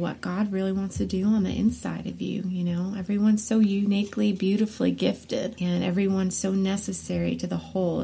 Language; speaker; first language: English; native; English